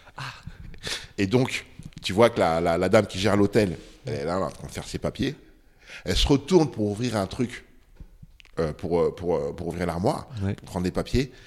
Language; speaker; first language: French; early bilingual, other home language; Bambara